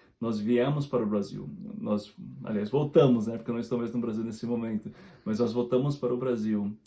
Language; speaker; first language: Portuguese; native; Portuguese